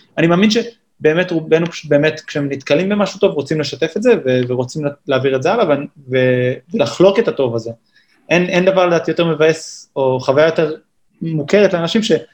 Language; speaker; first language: Hebrew; native; Hebrew